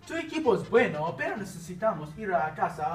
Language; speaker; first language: Spanish; non-native, learner; English